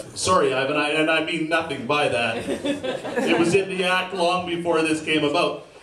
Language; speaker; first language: English; native; English